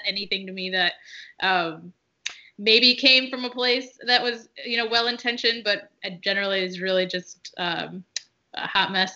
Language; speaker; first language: English; early bilingual, other home language; Arabic